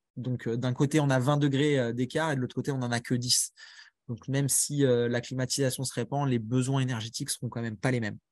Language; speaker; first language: French; native; French